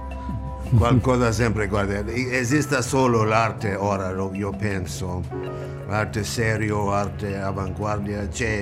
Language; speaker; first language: Italian; non-native, learner; English